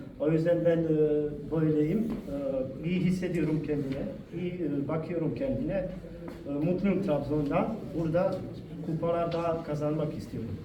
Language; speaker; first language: Turkish; non-native, fluent; Bosnian